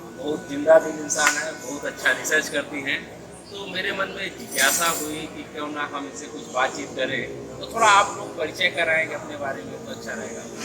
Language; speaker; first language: Hindi; native; Hindi